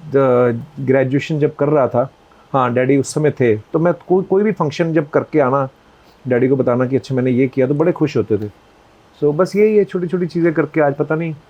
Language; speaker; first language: Hindi; non-native, local second language; Punjabi